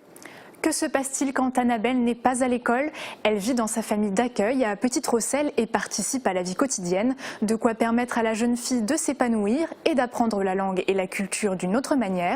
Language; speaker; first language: French; native; French